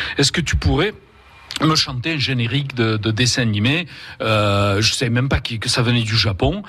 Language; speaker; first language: French; early bilingual, other home language; Spanish